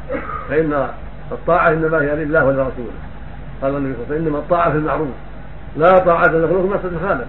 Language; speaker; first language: Arabic; native; Arabic